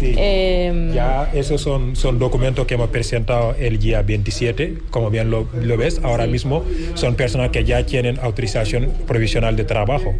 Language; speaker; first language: Spanish; non-native, fluent; Wolof